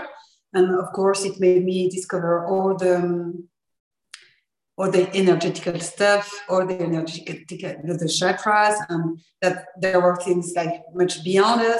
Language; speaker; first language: English; non-native, fluent; French